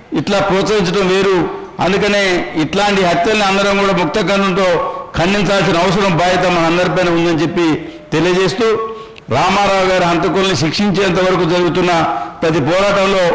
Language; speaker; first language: Telugu; native; Telugu